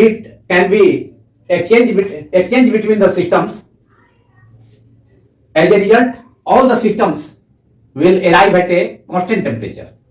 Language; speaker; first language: English; non-native, local second language; Hindi